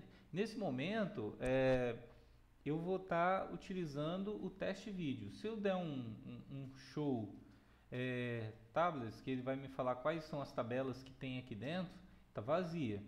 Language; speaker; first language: Portuguese; native; Portuguese